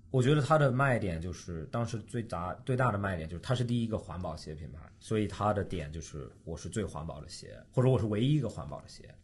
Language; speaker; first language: Chinese; early bilingual, heritage; Chinese